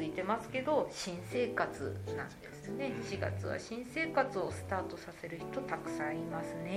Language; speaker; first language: Japanese; native; Japanese